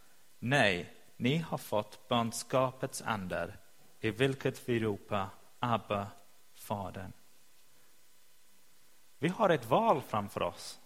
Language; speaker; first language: Swedish; non-native, fluent; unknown